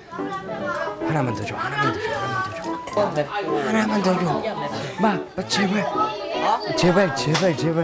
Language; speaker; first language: Korean; early bilingual, other home language; Urdu